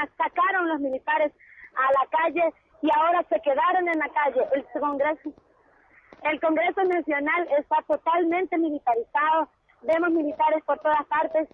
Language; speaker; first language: Spanish; native; Spanish